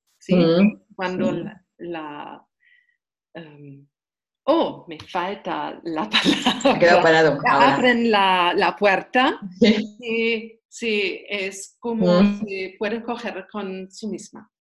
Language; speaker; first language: Spanish; non-native, learner; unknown